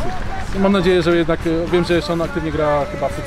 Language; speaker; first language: Polish; native; Polish